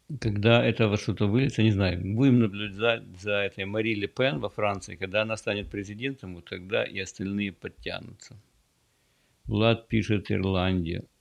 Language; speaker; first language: Russian; native; Russian